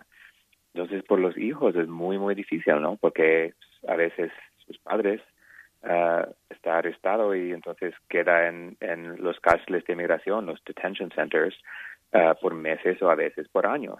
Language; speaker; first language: Spanish; non-native, learner; English